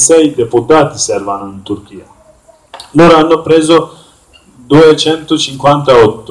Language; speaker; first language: Italian; non-native, learner; Kurdish